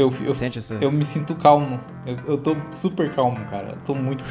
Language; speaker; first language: Portuguese; native; Portuguese